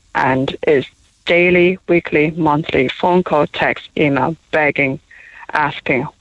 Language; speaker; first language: English; non-native, fluent; Chinese